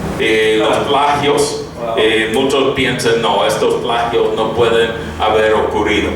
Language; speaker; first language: Spanish; non-native, fluent; English